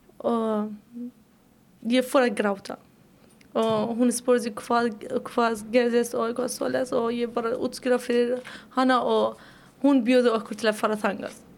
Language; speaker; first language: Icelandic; non-native, learner; Persian